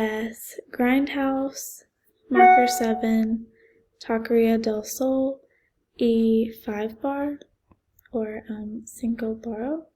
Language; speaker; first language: Spanish; non-native, learner; English